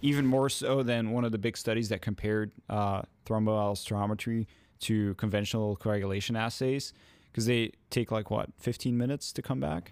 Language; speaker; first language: English; non-native, fluent; Dutch